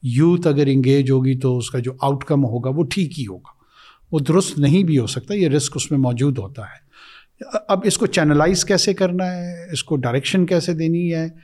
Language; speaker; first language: Urdu; non-native, local second language; Pashto